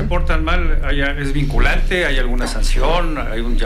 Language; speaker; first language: Spanish; native; Spanish